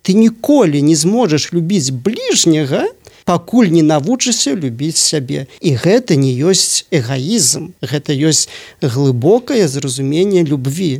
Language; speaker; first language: Belarusian; native; Belarusian